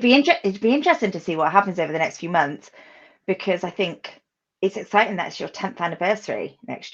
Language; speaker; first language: English; native; English